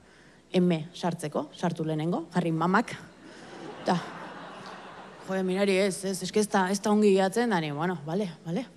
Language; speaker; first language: Basque; native; Basque